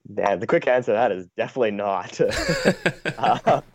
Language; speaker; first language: English; native; English